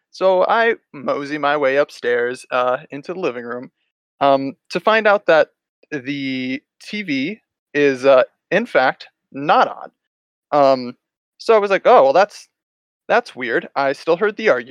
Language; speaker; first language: English; native; English